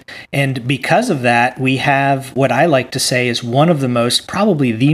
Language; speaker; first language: English; native; English